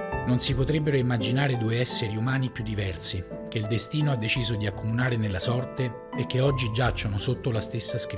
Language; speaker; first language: Italian; native; Italian